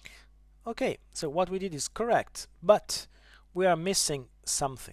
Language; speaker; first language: English; non-native, fluent; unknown